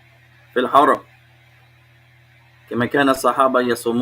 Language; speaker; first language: Arabic; non-native, fluent; English